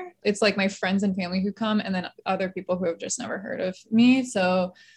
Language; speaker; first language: English; native; English